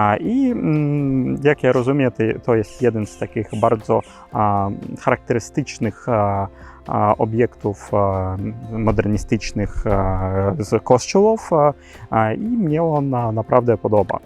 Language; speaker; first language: Polish; non-native, learner; Ukrainian